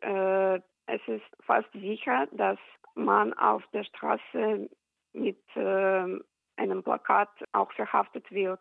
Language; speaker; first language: German; non-native, fluent; Russian